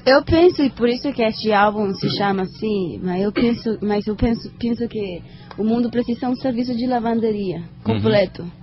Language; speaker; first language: Portuguese; non-native, learner; Spanish